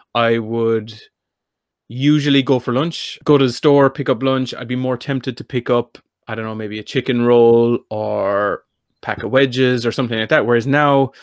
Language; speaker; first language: English; native; English